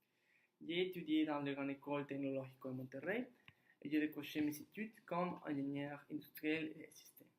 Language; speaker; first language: French; non-native, learner; Spanish